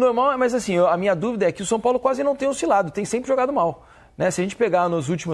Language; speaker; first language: Portuguese; native; Portuguese